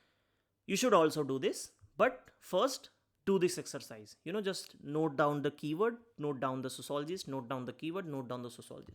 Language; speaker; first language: English; non-native, local second language; Hindi